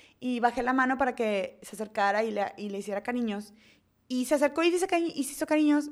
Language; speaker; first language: Spanish; early bilingual, heritage; Spanish